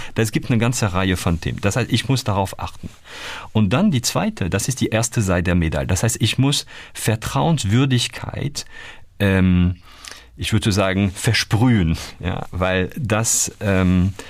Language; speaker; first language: German; non-native, fluent; French